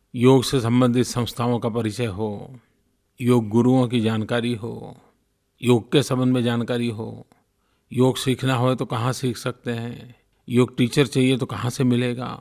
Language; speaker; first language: Hindi; non-native, local second language; Gujarati